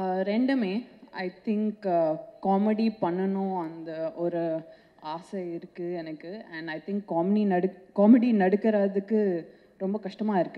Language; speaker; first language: Tamil; non-native, local second language; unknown